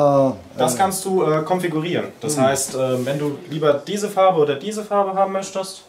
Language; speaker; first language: German; native; German